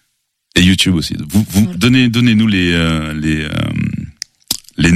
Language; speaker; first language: French; native; French